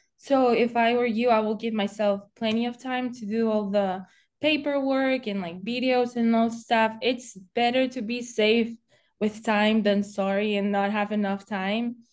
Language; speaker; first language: English; non-native, fluent; Spanish